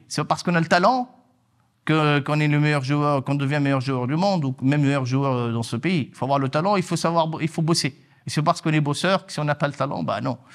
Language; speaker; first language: French; non-native, local second language; Arabic